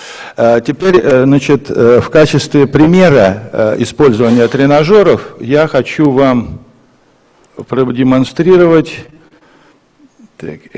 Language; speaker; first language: Russian; native; Russian